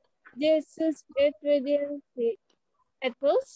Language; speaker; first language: French; non-native, learner; Indonesian